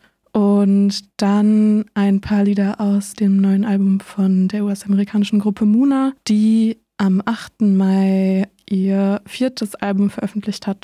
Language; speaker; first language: German; native; German